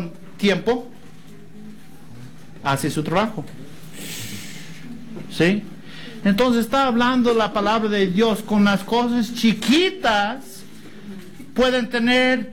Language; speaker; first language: Spanish; non-native, fluent; English